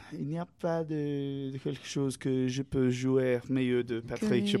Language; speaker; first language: French; non-native, learner; English